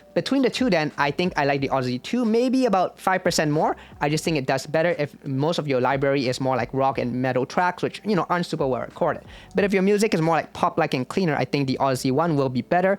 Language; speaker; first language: English; native; English